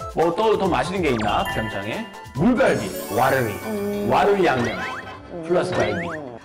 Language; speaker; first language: Korean; non-native, fluent; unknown